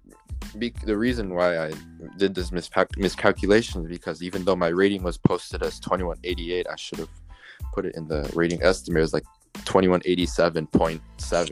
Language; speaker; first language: English; native; English